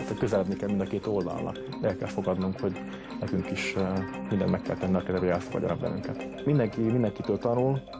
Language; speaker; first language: Hungarian; native; Hungarian